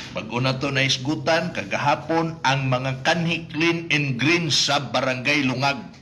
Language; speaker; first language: Cebuano; native; Cebuano